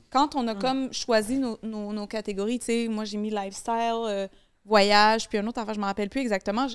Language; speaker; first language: French; native; French